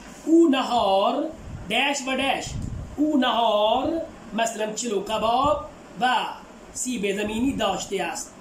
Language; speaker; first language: Persian; non-native, fluent; Urdu